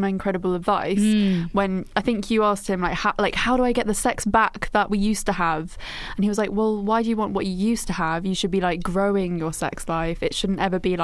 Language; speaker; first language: English; native; English